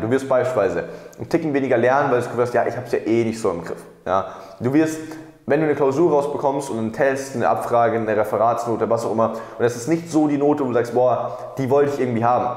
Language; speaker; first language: German; native; German